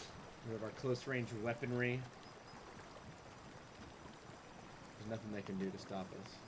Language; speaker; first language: English; native; English